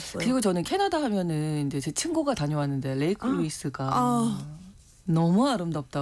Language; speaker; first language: Korean; native; Korean